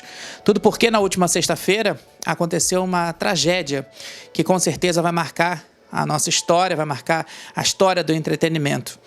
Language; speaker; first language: Portuguese; native; Portuguese